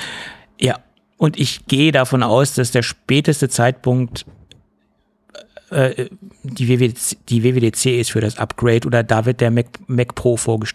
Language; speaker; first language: German; native; German